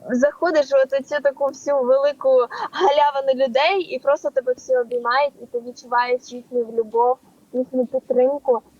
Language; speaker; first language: Ukrainian; native; Ukrainian